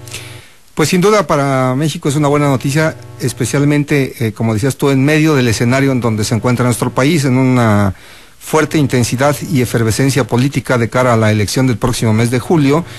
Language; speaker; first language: Spanish; native; Spanish